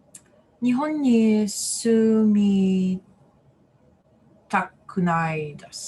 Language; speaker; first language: Japanese; non-native, learner; English